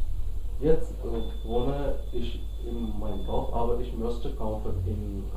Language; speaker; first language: German; non-native, learner; Hindi